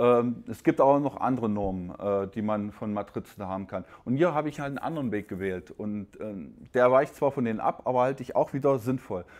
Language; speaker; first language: German; native; German